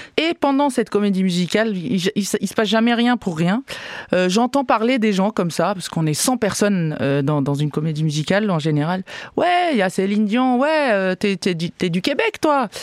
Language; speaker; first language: French; non-native, local second language; Arabic